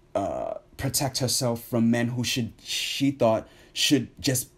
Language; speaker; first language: English; native; English